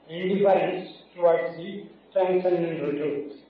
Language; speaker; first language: English; non-native, local second language; Bangla